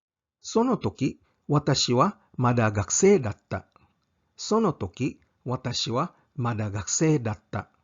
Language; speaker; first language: Japanese; non-native, fluent; English